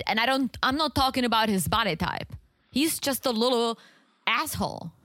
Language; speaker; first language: English; non-native, fluent; Czech